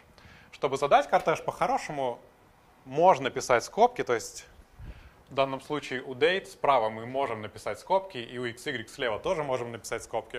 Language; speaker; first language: Russian; native; Russian